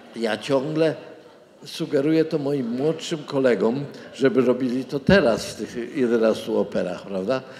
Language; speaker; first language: Polish; native; Polish